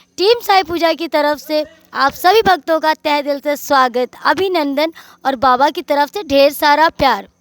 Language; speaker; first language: Hindi; native; Hindi